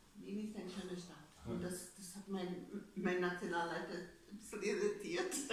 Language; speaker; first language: German; non-native, fluent; English